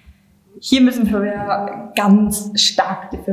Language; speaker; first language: German; native; German